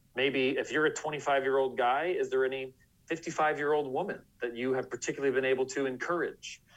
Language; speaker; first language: English; native; English